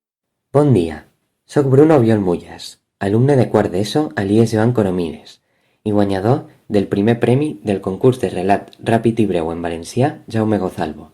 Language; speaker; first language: Catalan; native; Catalan